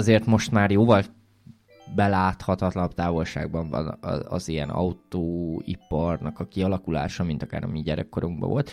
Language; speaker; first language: Hungarian; native; Hungarian